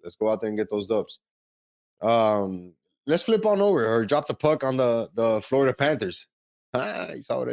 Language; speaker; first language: English; native; English